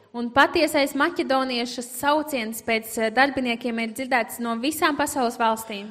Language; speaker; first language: Latvian; native; Latvian